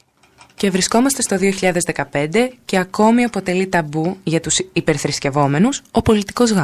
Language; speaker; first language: Greek; native; Greek